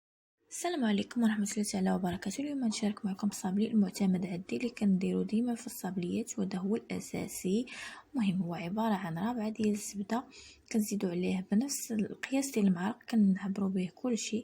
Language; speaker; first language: Arabic; native; Arabic